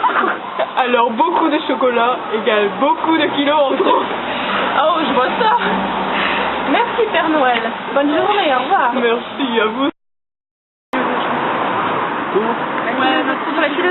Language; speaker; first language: French; native; French